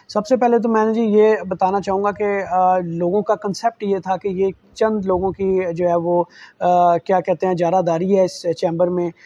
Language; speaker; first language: Urdu; non-native, local second language; Saraiki